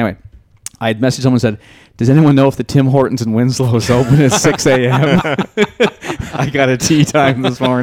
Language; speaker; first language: English; native; English